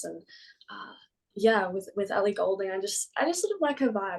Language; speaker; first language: English; native; English